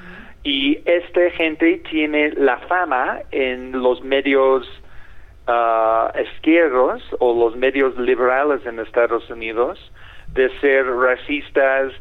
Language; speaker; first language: Spanish; non-native, fluent; English